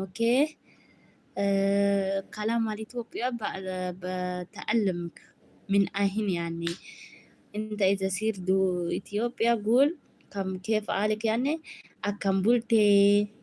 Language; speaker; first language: Arabic; non-native, learner; Oromo